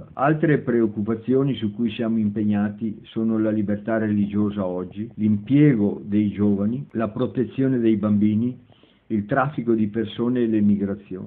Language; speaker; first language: Italian; native; Italian